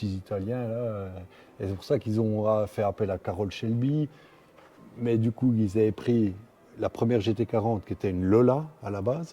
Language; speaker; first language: French; native; French